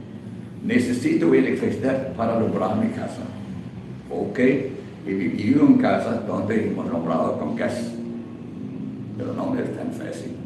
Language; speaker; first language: Spanish; non-native, fluent; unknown